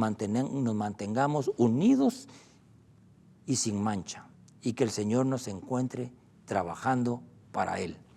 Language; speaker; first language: Spanish; native; Spanish